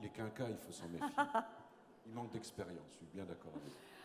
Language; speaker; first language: French; native; French